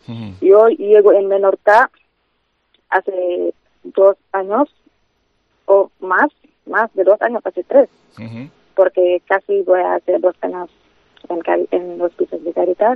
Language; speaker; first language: Spanish; non-native, fluent; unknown